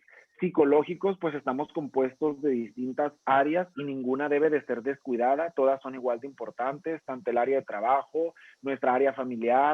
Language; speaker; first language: Spanish; native; Spanish